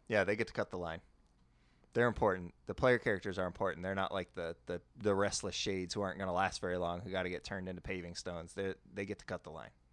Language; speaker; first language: English; native; English